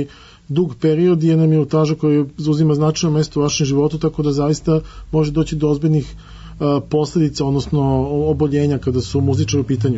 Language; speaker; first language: Serbian; native; Serbian